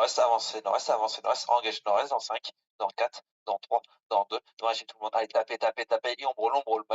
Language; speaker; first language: French; native; French